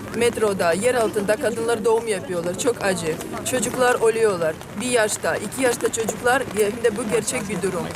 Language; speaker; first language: Turkish; non-native, fluent; Ukrainian